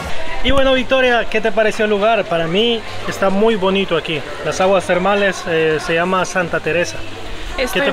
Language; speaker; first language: Spanish; native; Spanish